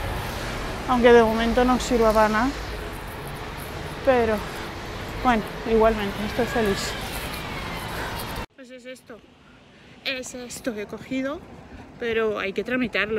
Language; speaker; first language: Spanish; non-native, fluent; Georgian